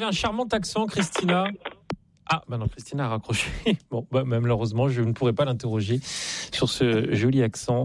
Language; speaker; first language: French; native; French